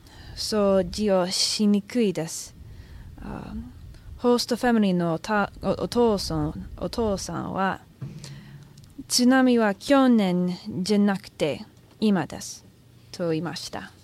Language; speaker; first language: Japanese; non-native, learner; English